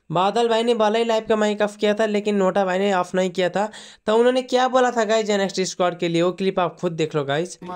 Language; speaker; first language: Hindi; native; Hindi